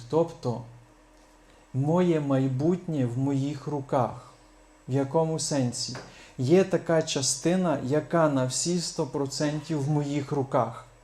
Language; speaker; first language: Ukrainian; native; Ukrainian